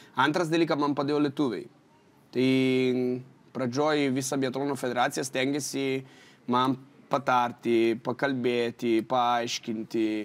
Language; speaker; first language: Lithuanian; non-native, fluent; Italian